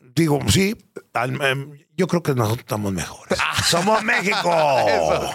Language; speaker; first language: Spanish; native; Spanish